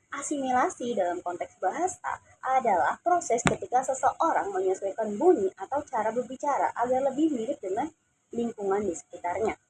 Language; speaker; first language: Indonesian; non-native, local second language; Javanese